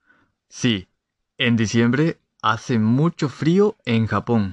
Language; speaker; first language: Spanish; non-native, fluent; Japanese